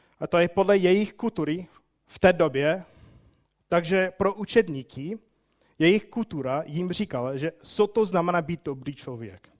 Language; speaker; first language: Czech; non-native, fluent; English